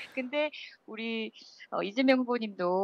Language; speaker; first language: Korean; native; Korean